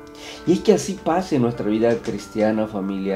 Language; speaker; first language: Spanish; native; Spanish